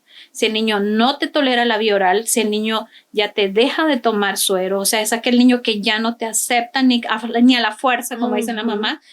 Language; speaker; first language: Spanish; native; Spanish